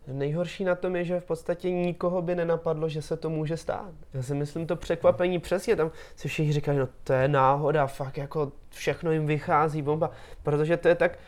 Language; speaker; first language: Czech; native; Czech